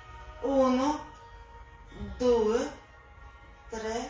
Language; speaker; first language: Italian; non-native, learner; Russian